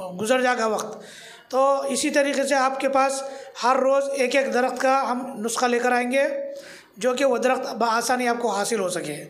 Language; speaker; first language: Hindi; native; Hindi